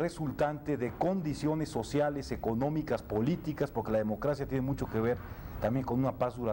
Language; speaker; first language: Spanish; native; Spanish